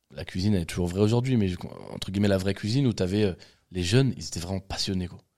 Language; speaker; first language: French; native; French